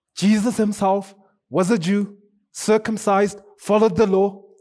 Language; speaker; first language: English; non-native, local second language; Shona